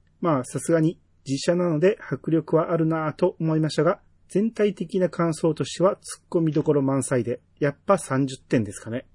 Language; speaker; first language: Japanese; native; Japanese